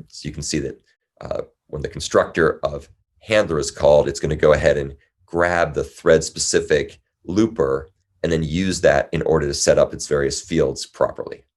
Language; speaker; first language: English; native; English